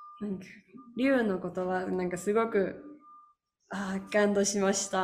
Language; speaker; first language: Japanese; non-native, fluent; Korean